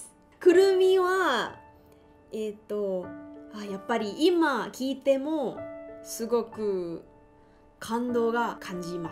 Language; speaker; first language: Japanese; non-native, learner; Chinese